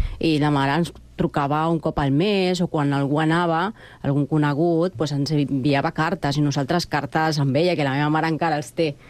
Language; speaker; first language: Catalan; early bilingual, other home language; Spanish